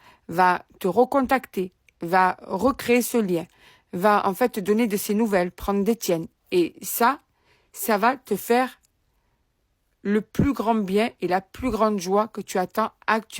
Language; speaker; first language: French; native; French